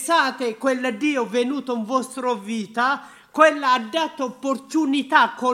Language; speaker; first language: Italian; non-native, learner; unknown